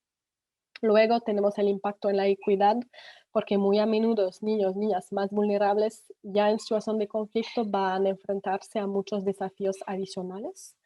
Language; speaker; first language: Spanish; non-native, fluent; French